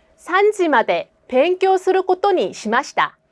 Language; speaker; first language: Japanese; non-native, fluent; Korean